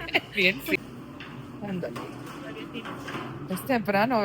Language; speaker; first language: Spanish; non-native, learner; English